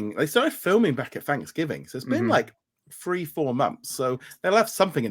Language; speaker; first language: English; native; English